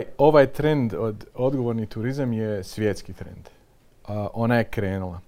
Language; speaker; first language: Croatian; non-native, fluent; Dutch